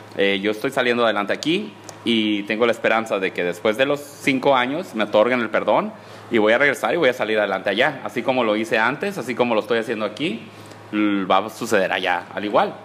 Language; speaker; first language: Spanish; early bilingual, heritage; Spanish